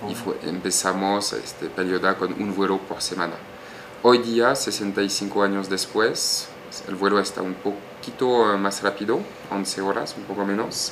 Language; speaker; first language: Spanish; non-native, fluent; French